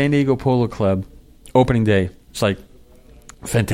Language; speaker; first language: English; native; English